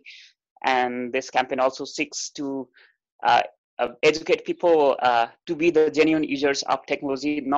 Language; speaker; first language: English; non-native, local second language; Nepali